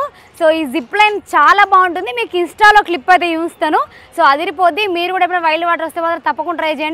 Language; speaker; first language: Telugu; native; Telugu